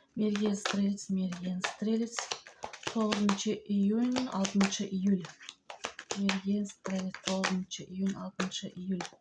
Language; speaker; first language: Russian; non-native, local second language; Kazakh